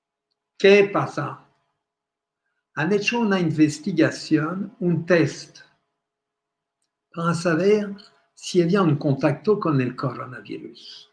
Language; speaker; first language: Spanish; non-native, fluent; French